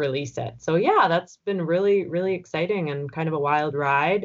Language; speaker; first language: English; native; English